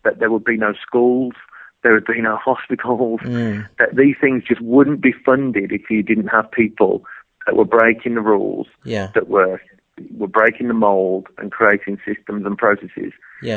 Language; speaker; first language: English; native; English